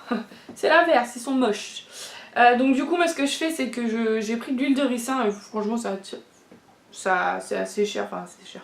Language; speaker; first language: French; native; French